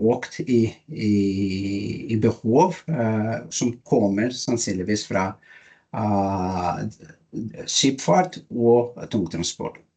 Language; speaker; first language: Norwegian; non-native, learner; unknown